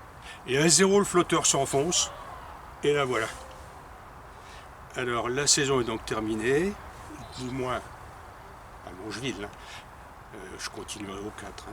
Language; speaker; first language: French; native; French